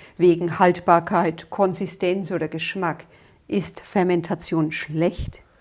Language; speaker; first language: German; native; German